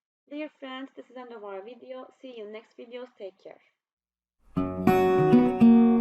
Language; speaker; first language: English; non-native, fluent; Turkish